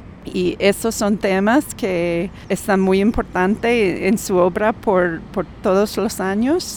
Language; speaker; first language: Spanish; non-native, fluent; English